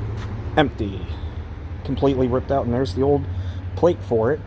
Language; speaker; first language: English; native; English